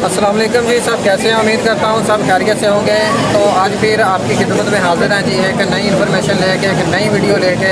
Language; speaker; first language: Urdu; non-native, local second language; Punjabi